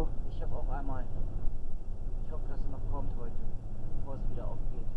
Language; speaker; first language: German; native; German